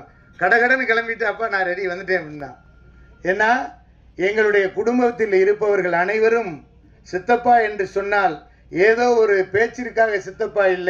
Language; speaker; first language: Tamil; native; Tamil